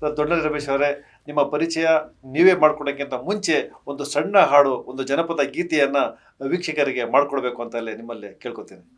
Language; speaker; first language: Kannada; native; Kannada